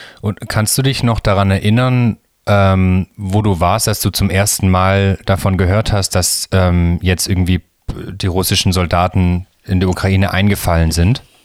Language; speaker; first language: German; native; German